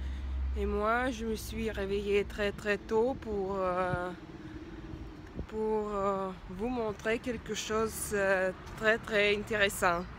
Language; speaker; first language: French; non-native, fluent; Russian